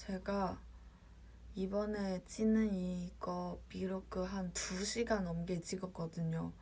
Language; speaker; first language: Korean; non-native, fluent; Cantonese